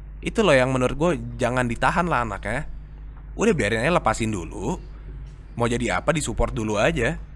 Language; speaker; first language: Indonesian; native; Indonesian